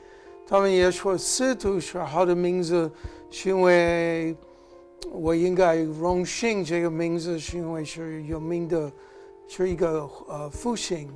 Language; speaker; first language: Chinese; non-native, learner; English